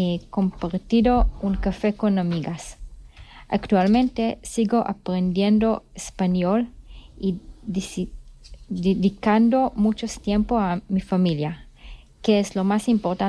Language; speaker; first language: Spanish; non-native, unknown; Hebrew